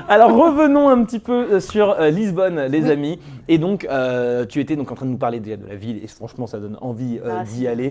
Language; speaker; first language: French; native; French